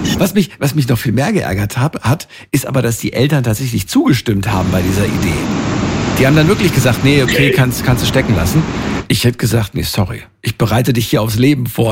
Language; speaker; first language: German; native; German